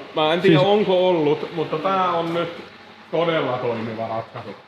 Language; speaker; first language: Finnish; native; Finnish